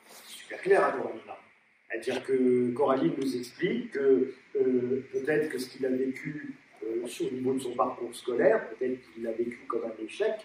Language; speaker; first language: French; native; French